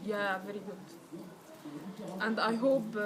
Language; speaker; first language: English; non-native, learner; Arabic